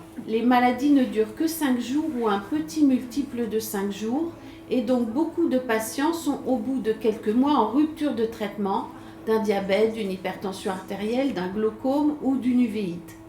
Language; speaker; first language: French; native; French